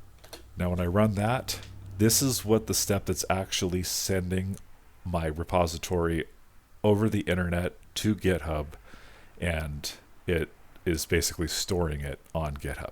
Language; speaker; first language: English; native; English